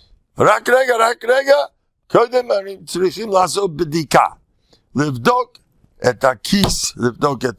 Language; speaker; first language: Hebrew; non-native, fluent; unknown